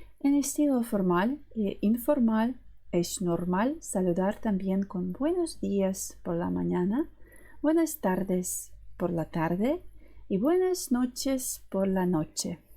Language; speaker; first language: Spanish; non-native, fluent; Ukrainian